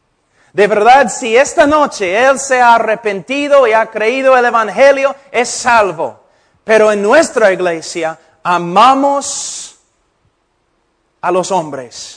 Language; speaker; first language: Spanish; non-native, fluent; English